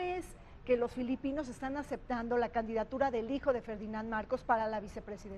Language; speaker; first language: Spanish; native; Spanish